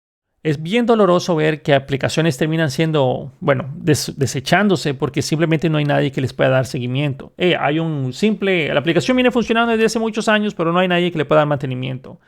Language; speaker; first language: Spanish; native; Spanish